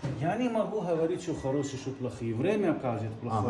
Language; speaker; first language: Russian; non-native, local second language; Ukrainian